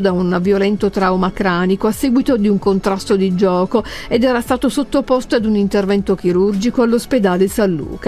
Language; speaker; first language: Italian; native; Italian